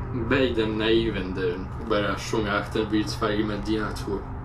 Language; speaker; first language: German; non-native, learner; Polish